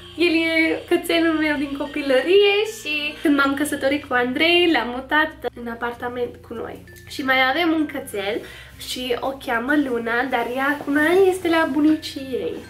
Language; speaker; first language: Romanian; non-native, fluent; English